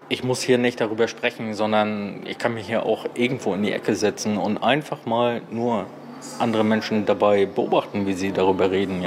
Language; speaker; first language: German; native; German